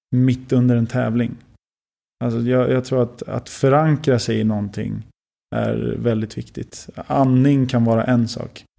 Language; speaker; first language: Swedish; early bilingual, other home language; Lithuanian